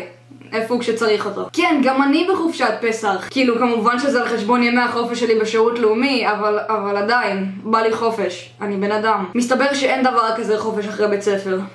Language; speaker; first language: Hebrew; native; Hebrew